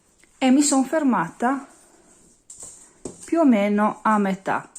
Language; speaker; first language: Italian; native; Italian